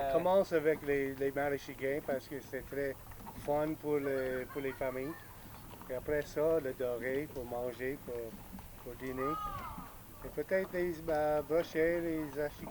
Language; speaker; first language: French; non-native, learner; English